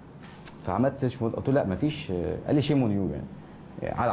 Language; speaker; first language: Arabic; native; Arabic